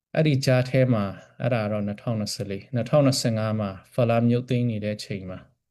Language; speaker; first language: Burmese; non-native, local second language; Hakha Chin